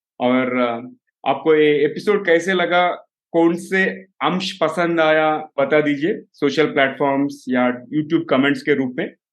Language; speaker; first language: Hindi; non-native, local second language; Telugu